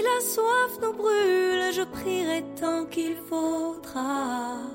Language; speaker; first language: French; native; French